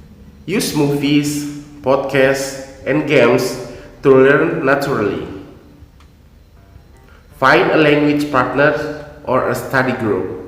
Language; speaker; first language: English; non-native, fluent; Indonesian